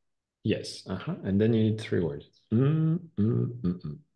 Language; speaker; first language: English; non-native, fluent; French